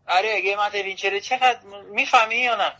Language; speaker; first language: Persian; non-native, learner; Portuguese